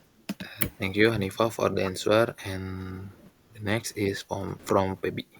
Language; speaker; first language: English; non-native, learner; Indonesian